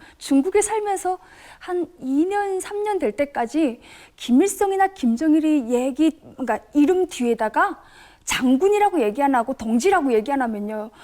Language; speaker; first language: Korean; native; Korean